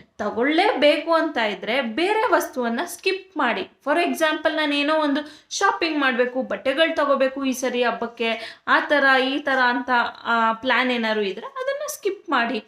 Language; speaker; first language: Kannada; native; Kannada